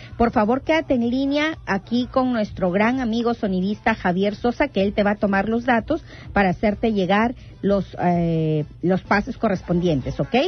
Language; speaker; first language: Spanish; native; Spanish